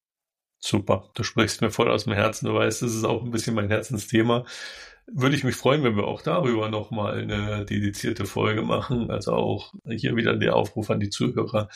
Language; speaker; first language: German; native; German